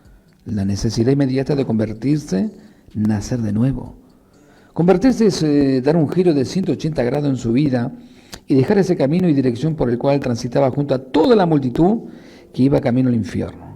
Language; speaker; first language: Spanish; native; Spanish